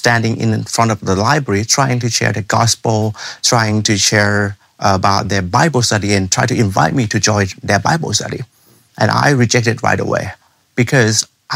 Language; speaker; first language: English; non-native, fluent; Thai